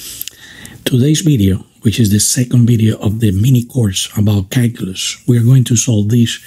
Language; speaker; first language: English; non-native, fluent; Spanish